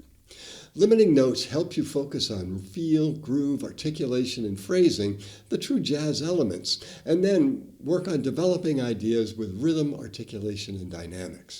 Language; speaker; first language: English; native; English